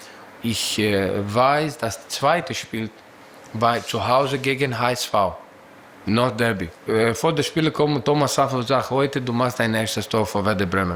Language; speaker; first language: German; non-native, local second language; Greek